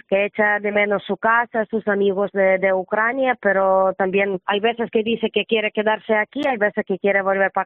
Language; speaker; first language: Spanish; non-native, learner; Ukrainian